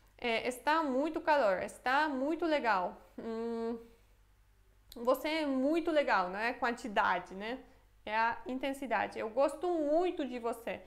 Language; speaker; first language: Portuguese; non-native, fluent; Polish